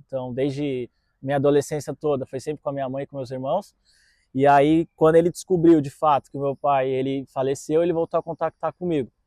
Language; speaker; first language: Portuguese; native; Portuguese